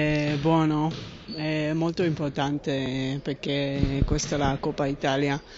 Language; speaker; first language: Italian; non-native, learner; Hebrew